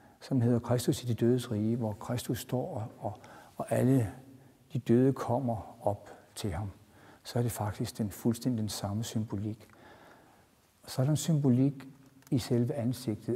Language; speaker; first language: Danish; native; Danish